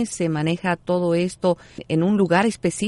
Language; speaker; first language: Spanish; native; Spanish